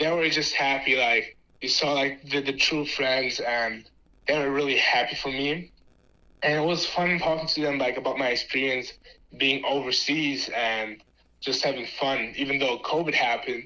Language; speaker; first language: English; non-native, fluent; German